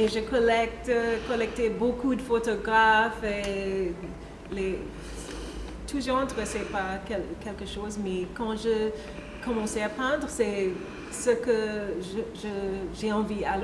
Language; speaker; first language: French; non-native, learner; English